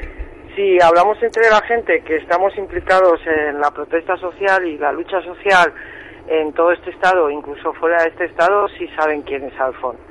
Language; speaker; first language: Spanish; native; Spanish